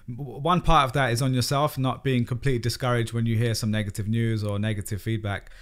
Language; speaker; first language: English; native; English